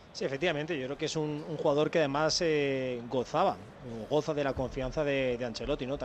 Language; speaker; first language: Spanish; native; Spanish